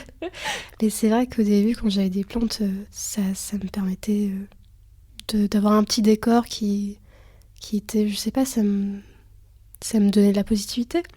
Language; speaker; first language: French; early bilingual, other home language; Lithuanian